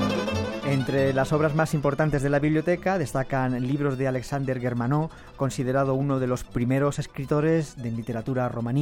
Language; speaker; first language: Spanish; native; Spanish